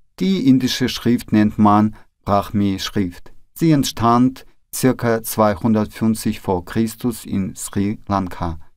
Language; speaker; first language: German; non-native, fluent; Russian